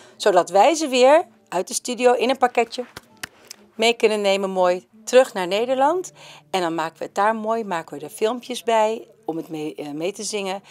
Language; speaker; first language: Dutch; native; Dutch